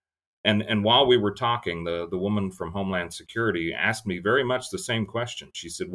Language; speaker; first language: English; native; English